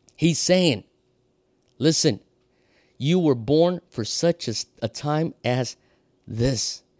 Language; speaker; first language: English; non-native, fluent; Portuguese